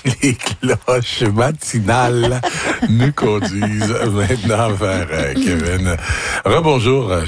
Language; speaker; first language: French; native; French